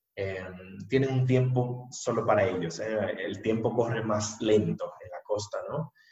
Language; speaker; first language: Spanish; native; Spanish